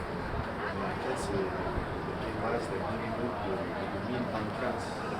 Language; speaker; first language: French; non-native, fluent; English